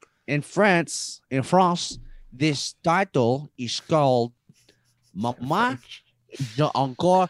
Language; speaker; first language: English; native; English